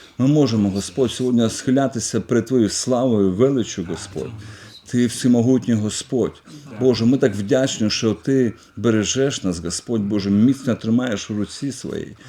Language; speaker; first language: Ukrainian; non-native, local second language; Russian